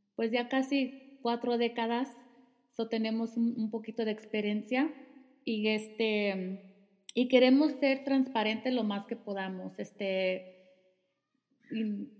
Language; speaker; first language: Spanish; early bilingual, heritage; Spanish